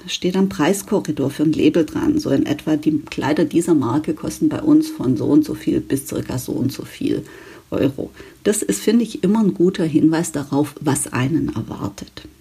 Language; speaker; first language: German; native; German